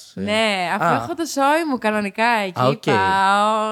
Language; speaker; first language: Greek; early bilingual, other home language; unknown